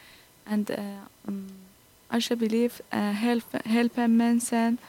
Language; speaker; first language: Dutch; non-native, learner; Persian